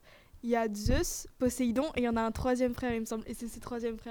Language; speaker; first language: French; native; French